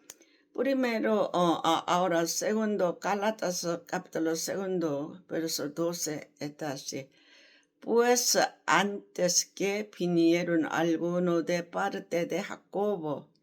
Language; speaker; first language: Spanish; non-native, learner; Korean